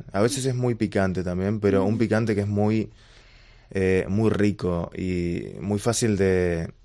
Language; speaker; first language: Spanish; native; Spanish